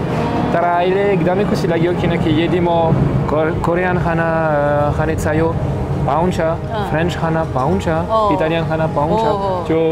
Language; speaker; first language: Nepali; non-native, learner; French